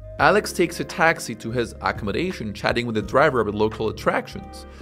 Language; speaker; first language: English; non-native, fluent; French